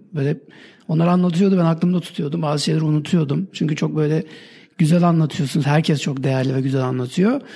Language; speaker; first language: Turkish; native; Turkish